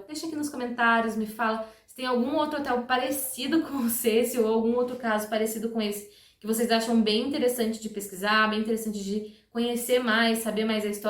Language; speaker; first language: Portuguese; native; Portuguese